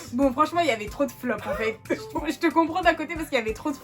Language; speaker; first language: French; native; French